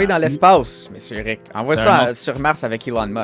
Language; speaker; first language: French; native; French